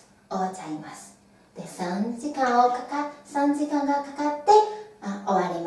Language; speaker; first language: Japanese; non-native, fluent; Chinese